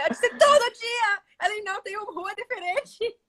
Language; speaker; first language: Portuguese; non-native, learner; English